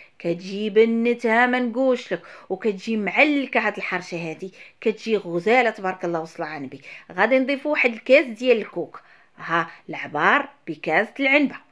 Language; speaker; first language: Arabic; native; Arabic